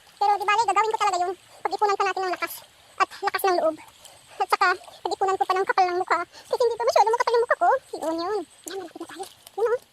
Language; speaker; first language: Filipino; non-native, local second language; Iloko